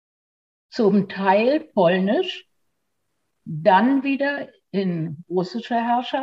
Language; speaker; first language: German; native; German